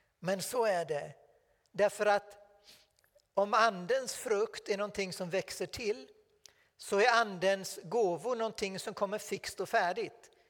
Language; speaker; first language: Swedish; native; Swedish